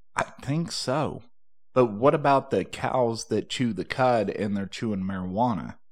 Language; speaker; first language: English; native; English